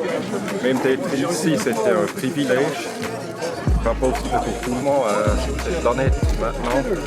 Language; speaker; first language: French; non-native, local second language; Swiss German